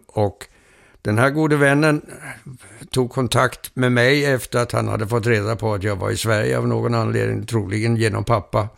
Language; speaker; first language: Swedish; early bilingual, heritage; Swedish